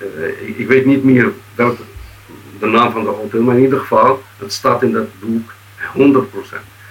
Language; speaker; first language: Dutch; non-native, fluent; Riffian